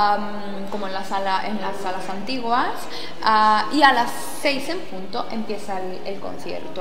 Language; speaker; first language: Spanish; non-native, fluent; Italian